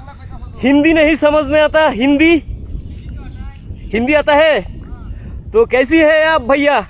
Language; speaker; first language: Hindi; non-native, learner; Bangla